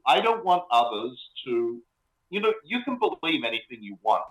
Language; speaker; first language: English; native; English